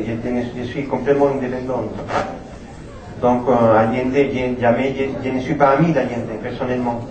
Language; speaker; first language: French; non-native, fluent; Spanish